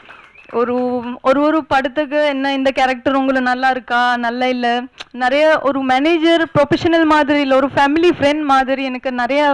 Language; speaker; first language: Tamil; non-native, local second language; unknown